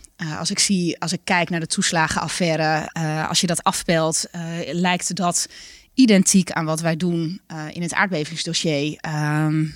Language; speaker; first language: Dutch; non-native, local second language; Western Frisian